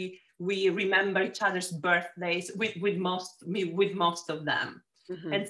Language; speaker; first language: English; non-native, fluent; Italian